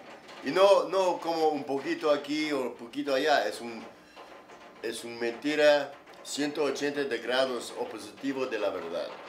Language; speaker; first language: Spanish; non-native, learner; English